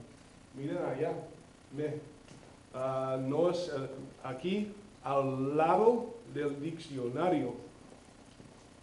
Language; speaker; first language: Spanish; non-native, fluent; English